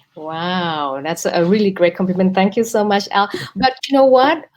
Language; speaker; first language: English; non-native, fluent; Thai